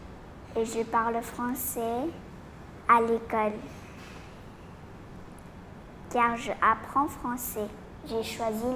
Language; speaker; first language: French; non-native, learner; Chinese